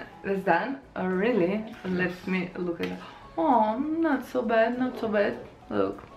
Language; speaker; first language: English; non-native, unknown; Lithuanian